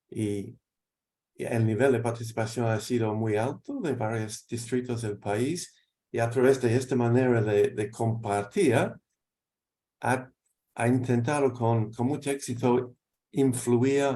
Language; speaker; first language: Spanish; non-native, fluent; English